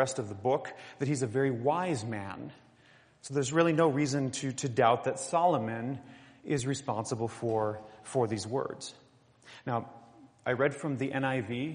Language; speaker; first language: English; native; English